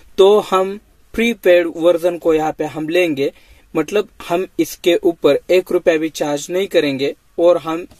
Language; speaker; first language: Hindi; non-native, local second language; Marathi